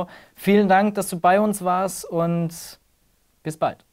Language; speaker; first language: German; native; German